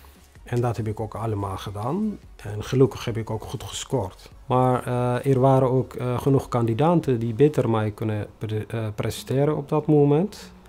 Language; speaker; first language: Dutch; non-native, fluent; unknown